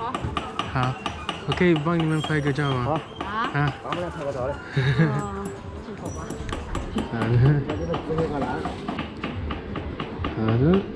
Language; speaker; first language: Chinese; non-native, fluent; English